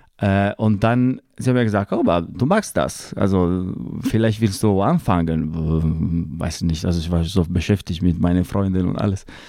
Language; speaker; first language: German; non-native, fluent; Italian